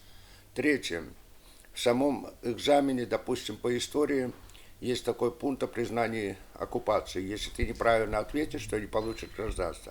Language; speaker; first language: Russian; native; Russian